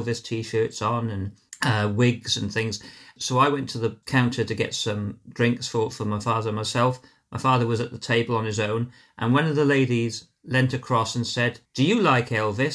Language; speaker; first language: English; native; English